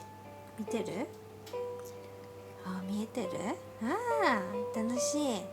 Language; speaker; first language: Japanese; native; Japanese